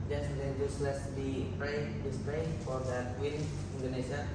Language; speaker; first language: English; non-native, learner; Indonesian